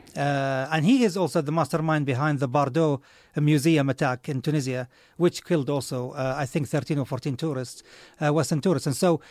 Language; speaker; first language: English; non-native, fluent; Arabic